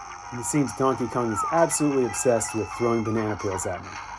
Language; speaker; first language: English; native; English